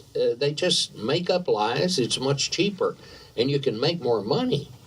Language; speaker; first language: English; native; English